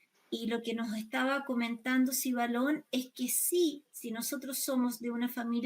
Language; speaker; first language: Spanish; native; Spanish